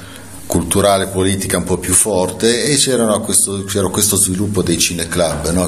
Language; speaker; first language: Italian; native; Italian